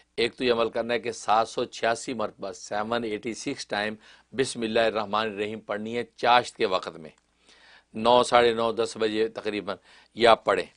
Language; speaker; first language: Urdu; native; Urdu